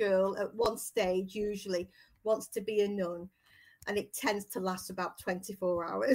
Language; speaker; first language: English; native; English